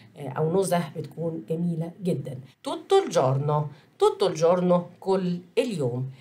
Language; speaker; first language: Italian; non-native, fluent; Arabic